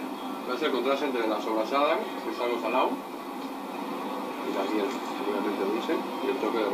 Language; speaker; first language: Spanish; native; Spanish